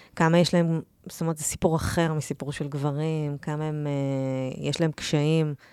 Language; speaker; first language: Hebrew; native; Hebrew